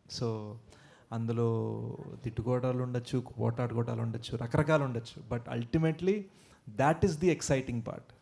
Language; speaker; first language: Telugu; early bilingual, heritage; Telugu